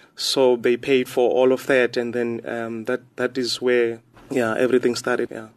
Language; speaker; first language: English; non-native, local second language; Xhosa